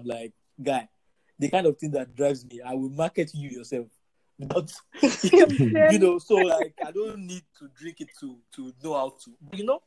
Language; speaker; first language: English; non-native, local second language; Yoruba